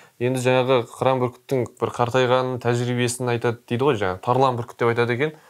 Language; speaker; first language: Kazakh; native; Kazakh